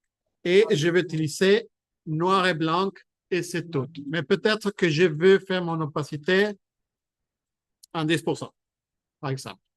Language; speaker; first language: French; non-native, fluent; Spanish